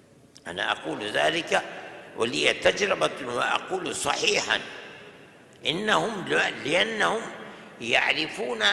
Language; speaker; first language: Arabic; non-native, fluent; Urdu